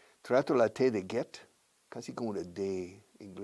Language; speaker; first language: Spanish; non-native, fluent; English